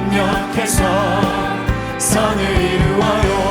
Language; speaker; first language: Korean; native; Korean